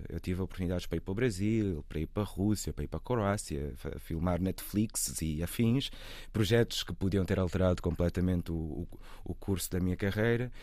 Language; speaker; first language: Portuguese; native; Portuguese